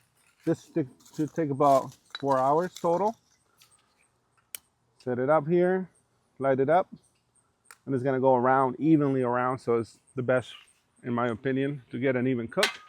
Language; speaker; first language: English; early bilingual, other home language; Spanish